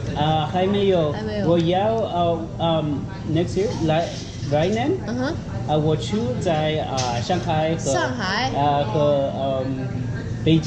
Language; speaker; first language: Chinese; non-native, learner; Spanish